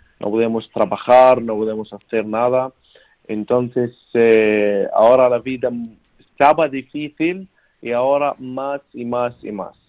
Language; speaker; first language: Spanish; non-native, learner; Arabic